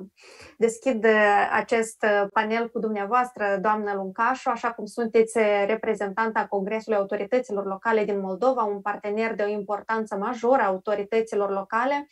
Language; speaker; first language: Romanian; native; Romanian